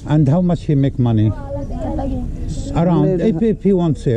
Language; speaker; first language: English; non-native, learner; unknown